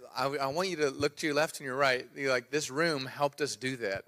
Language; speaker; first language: English; native; English